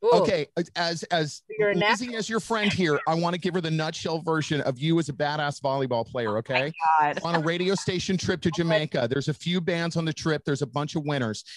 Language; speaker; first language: English; native; English